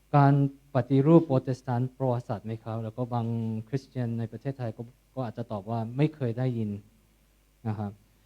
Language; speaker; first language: Thai; non-native, fluent; Korean